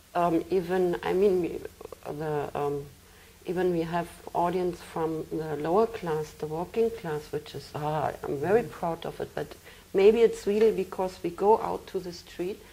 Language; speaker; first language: English; non-native, fluent; German